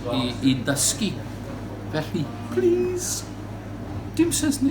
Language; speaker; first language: Welsh; non-native, learner; English